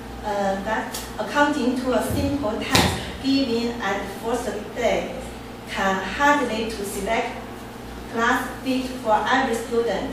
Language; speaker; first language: English; non-native, learner; Chinese